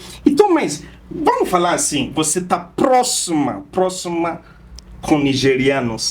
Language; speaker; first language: Portuguese; non-native, fluent; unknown